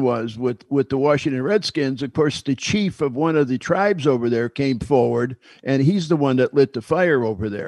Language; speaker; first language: English; native; English